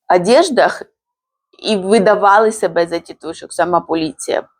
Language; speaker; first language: Ukrainian; non-native, fluent; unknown